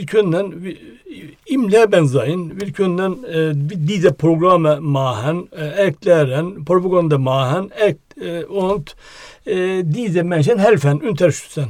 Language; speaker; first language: German; non-native, learner; Turkish